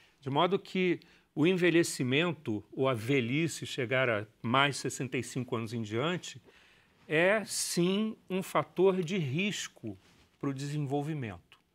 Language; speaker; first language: Portuguese; native; Portuguese